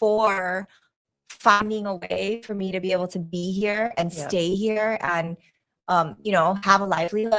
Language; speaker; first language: English; native; English